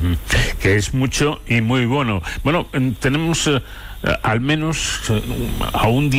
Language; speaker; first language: Spanish; native; Spanish